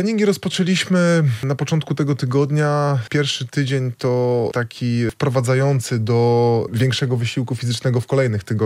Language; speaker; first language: Polish; native; Polish